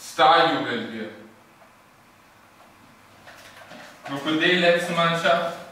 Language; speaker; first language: German; early bilingual, other home language; Turkish